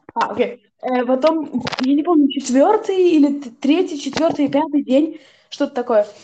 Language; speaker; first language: Russian; early bilingual, heritage; Russian